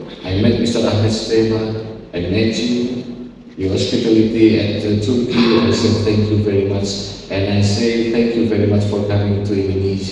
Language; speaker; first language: English; non-native, fluent; Indonesian